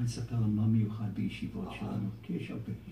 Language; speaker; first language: Hebrew; non-native, fluent; English